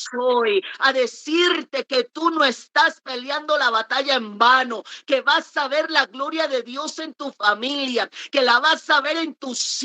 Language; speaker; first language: Spanish; native; Spanish